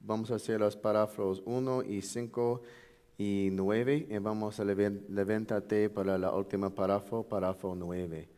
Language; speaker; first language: Spanish; non-native, learner; English